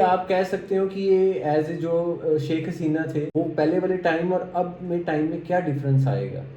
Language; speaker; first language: Hindi; native; Hindi